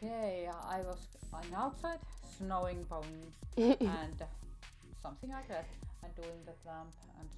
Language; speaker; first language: English; non-native, learner; Finnish